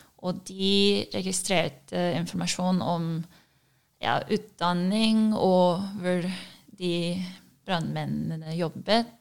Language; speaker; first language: Norwegian; non-native, fluent; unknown